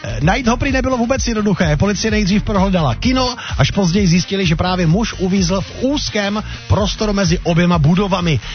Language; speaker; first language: Czech; native; Czech